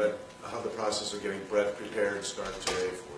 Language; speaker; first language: English; native; English